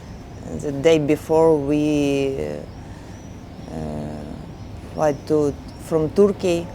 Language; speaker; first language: English; non-native, learner; Ukrainian